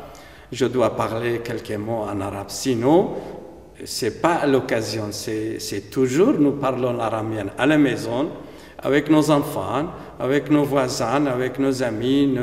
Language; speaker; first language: French; non-native, fluent; Aramaic